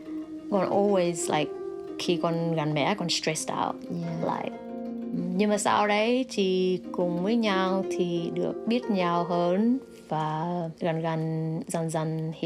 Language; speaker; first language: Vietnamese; early bilingual, heritage; Vietnamese